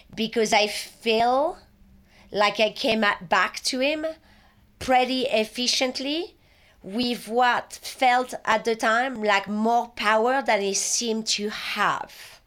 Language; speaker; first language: English; non-native, fluent; French